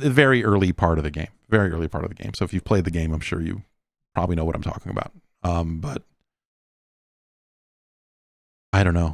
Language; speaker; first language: English; native; English